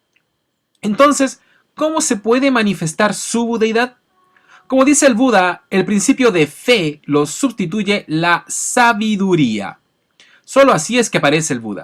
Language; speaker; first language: Spanish; native; Spanish